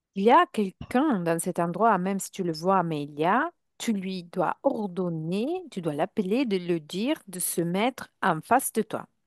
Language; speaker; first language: French; non-native, fluent; Italian